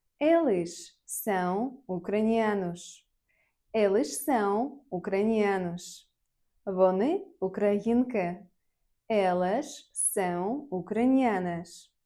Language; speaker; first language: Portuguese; non-native, fluent; Ukrainian